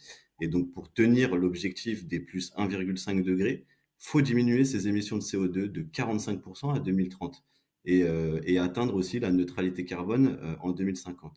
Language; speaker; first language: French; native; French